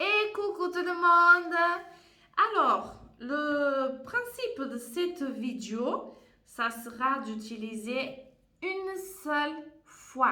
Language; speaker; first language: French; non-native, fluent; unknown